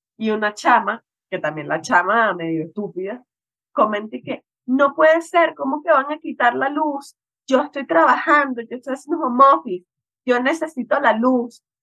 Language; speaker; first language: Spanish; native; Spanish